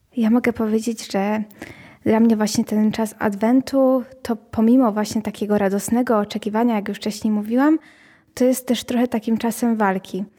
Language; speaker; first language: Polish; native; Polish